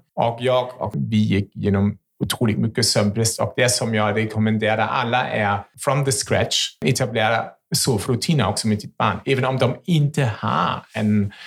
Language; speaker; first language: Swedish; non-native, fluent; German